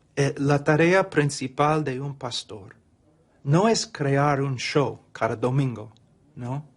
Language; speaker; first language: Spanish; non-native, fluent; English